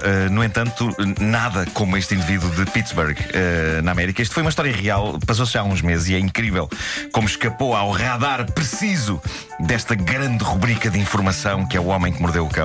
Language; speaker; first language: Portuguese; native; Portuguese